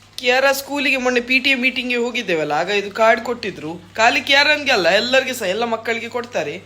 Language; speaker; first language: Kannada; non-native, local second language; Tulu